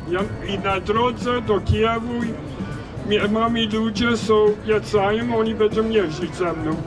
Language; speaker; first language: Polish; non-native, learner; English